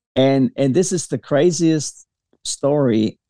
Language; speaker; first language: English; early bilingual, other home language; German